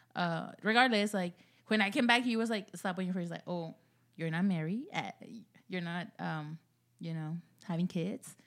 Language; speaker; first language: English; early bilingual, other home language; Spanish